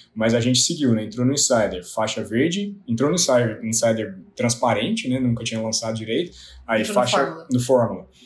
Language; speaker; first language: Portuguese; native; Portuguese